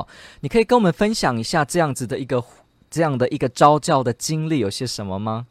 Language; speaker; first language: Chinese; native; Chinese